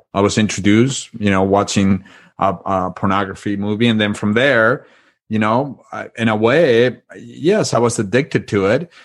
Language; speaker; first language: English; non-native, fluent; Spanish